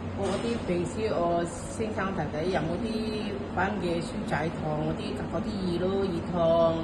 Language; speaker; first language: Cantonese; non-native, learner; Indonesian